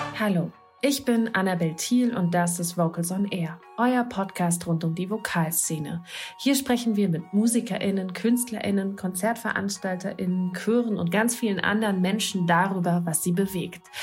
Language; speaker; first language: German; native; German